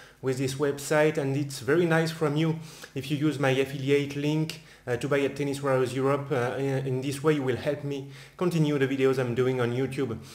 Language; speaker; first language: English; non-native, fluent; French